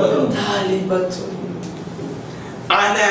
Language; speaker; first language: Arabic; non-native, fluent; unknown